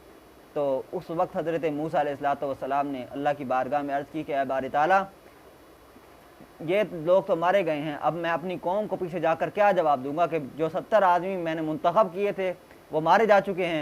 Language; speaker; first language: Urdu; native; Urdu